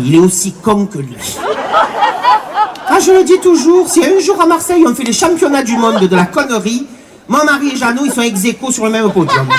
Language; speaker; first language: French; native; French